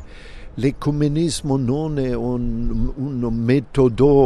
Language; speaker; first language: Italian; non-native, fluent; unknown